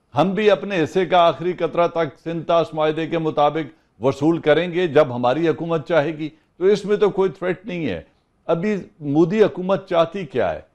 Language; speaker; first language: Urdu; non-native, local second language; Punjabi